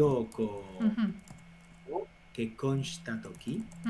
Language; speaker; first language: Japanese; non-native, learner; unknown